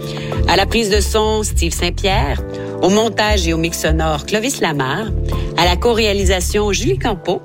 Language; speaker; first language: French; native; French